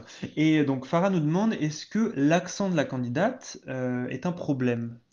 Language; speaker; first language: French; native; French